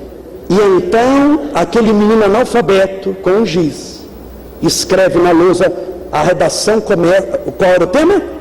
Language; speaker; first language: Portuguese; native; Portuguese